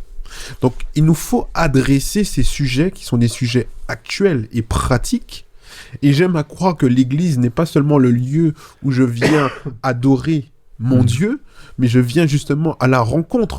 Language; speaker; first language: French; native; French